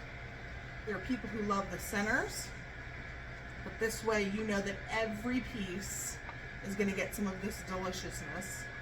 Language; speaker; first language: English; native; English